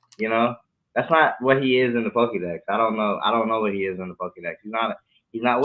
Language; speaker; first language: English; native; English